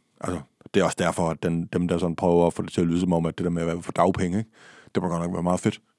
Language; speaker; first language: Danish; native; Danish